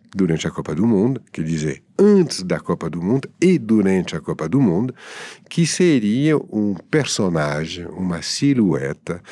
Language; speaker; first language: Portuguese; non-native, fluent; French